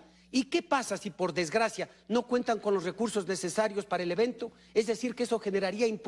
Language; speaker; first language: Spanish; native; Spanish